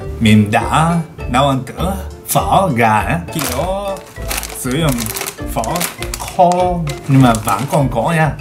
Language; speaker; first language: Vietnamese; non-native, learner; Japanese